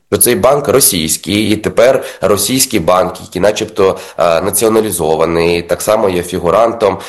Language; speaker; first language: Ukrainian; native; Ukrainian